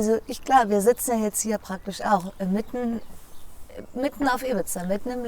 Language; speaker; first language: German; native; German